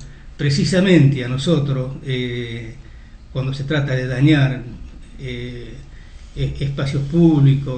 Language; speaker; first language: Spanish; native; Spanish